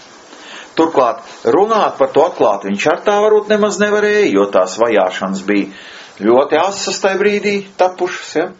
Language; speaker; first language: Latvian; native; Latvian